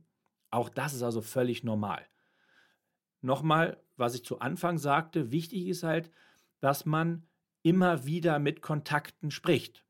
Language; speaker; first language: German; native; German